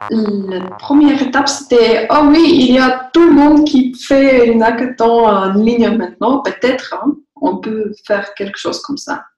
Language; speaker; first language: French; non-native, fluent; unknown